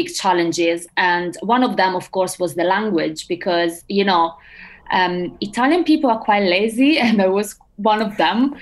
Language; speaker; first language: English; non-native, fluent; Italian